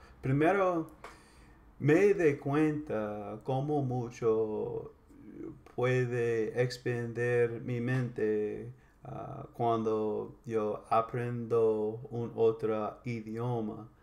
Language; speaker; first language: Spanish; non-native, learner; English